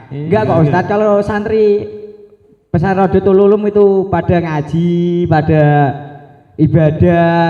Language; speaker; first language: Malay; non-native, local second language; Javanese